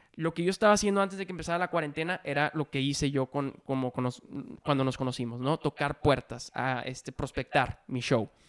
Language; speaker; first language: Spanish; native; Spanish